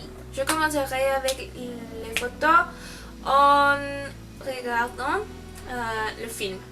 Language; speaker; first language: French; non-native, learner; Spanish